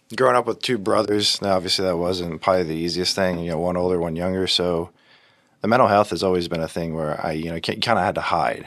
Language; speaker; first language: English; native; English